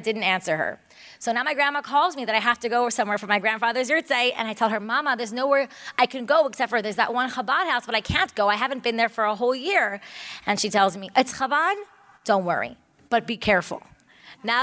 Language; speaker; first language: English; native; English